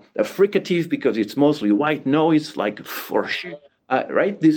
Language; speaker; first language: English; non-native, fluent; Catalan